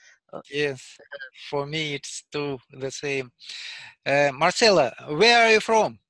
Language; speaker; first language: English; non-native, learner; Russian